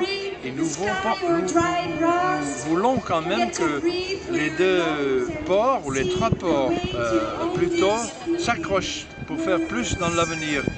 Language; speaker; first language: French; non-native, fluent; Dutch